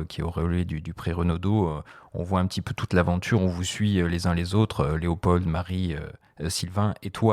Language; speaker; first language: French; native; French